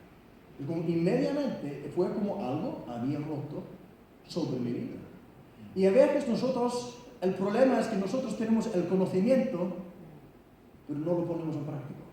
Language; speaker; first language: Spanish; non-native, fluent; Icelandic